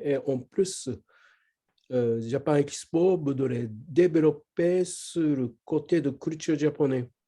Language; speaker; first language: French; non-native, learner; Japanese